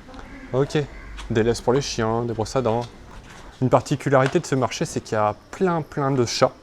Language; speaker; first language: French; native; French